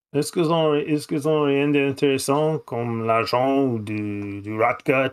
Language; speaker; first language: French; non-native, fluent; English